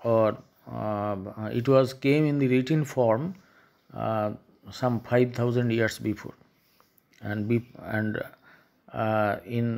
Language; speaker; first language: English; non-native, local second language; Bangla